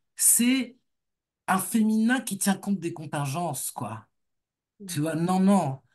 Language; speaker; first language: French; native; French